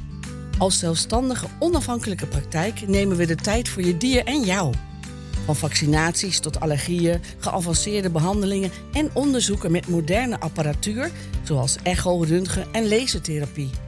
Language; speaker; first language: Dutch; native; Dutch